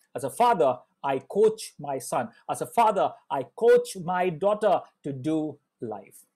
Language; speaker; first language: English; non-native, local second language; Malayalam